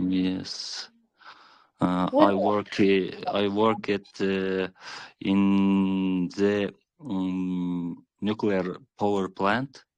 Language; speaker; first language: English; non-native, learner; Kyrgyz